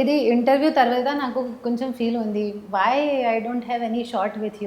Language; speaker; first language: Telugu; non-native, learner; Hindi